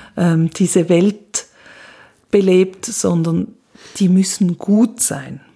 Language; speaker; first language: German; native; German